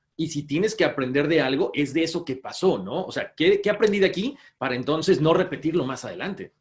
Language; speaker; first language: Spanish; native; Spanish